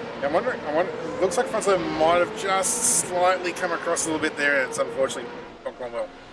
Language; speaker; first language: English; native; English